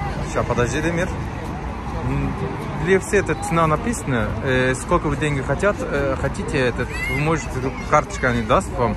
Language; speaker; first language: Russian; non-native, learner; Turkish